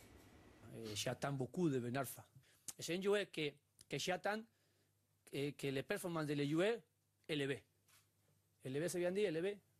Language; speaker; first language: French; non-native, learner; Spanish